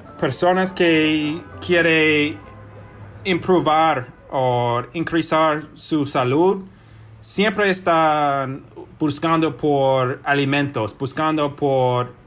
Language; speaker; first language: Spanish; non-native, learner; English